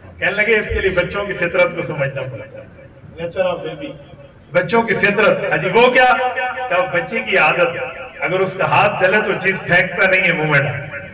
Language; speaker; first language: Urdu; non-native, local second language; Saraiki